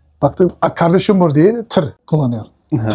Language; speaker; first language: Turkish; non-native, learner; Uyghur